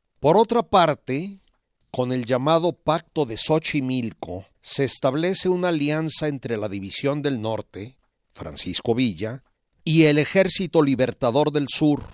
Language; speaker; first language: Spanish; native; Spanish